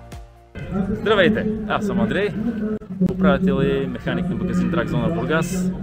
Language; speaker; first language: Bulgarian; native; Bulgarian